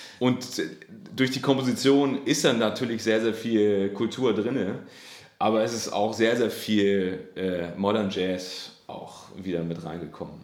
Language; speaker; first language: German; native; German